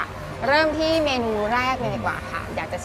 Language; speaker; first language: Thai; native; Thai